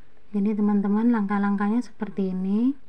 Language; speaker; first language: Indonesian; native; Indonesian